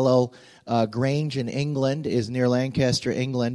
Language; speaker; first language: English; native; English